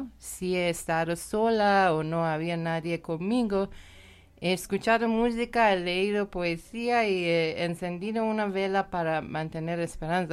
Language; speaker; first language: Spanish; non-native, learner; Persian